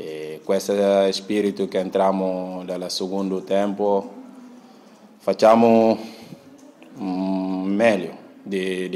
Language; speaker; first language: Italian; non-native, learner; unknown